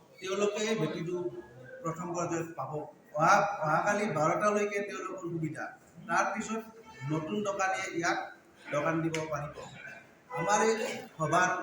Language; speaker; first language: Assamese; native; Assamese